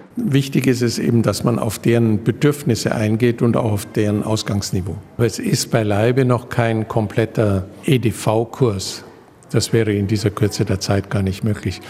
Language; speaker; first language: German; native; German